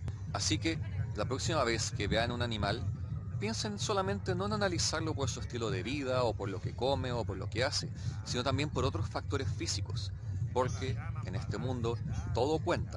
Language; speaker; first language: Spanish; native; Spanish